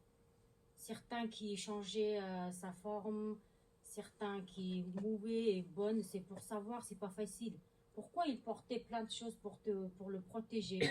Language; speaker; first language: French; non-native, learner; Mongolian